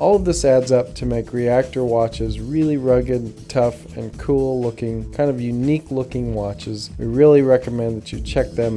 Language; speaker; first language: English; native; English